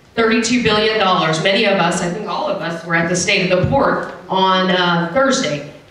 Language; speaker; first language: English; native; English